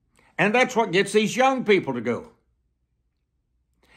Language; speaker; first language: English; native; English